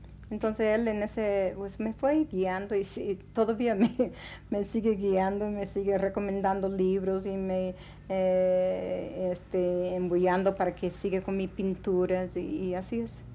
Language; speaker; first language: Spanish; non-native, fluent; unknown